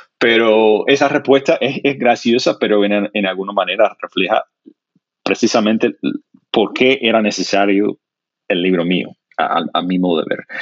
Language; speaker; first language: Spanish; non-native, fluent; English